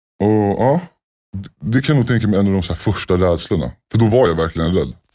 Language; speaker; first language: Swedish; native; Swedish